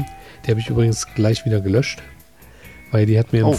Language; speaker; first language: German; native; German